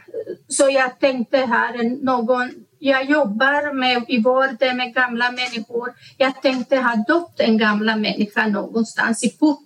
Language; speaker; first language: Swedish; non-native, learner; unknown